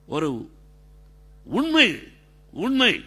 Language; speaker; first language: Tamil; non-native, learner; Telugu